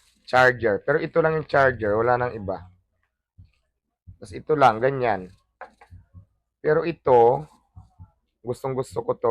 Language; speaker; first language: Filipino; non-native, local second language; Hiligaynon